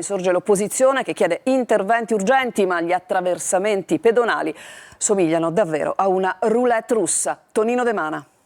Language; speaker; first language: Italian; native; Italian